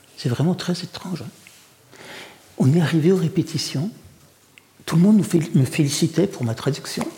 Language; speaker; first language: French; early bilingual, other home language; Russian